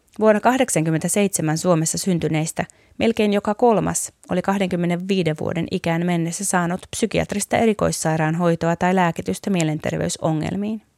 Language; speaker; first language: Finnish; native; Finnish